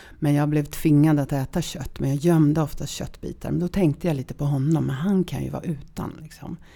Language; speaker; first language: Swedish; early bilingual, other home language; Polish